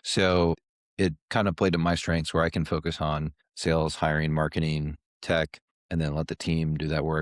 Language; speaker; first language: English; native; English